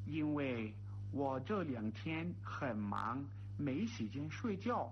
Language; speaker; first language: Chinese; non-native, learner; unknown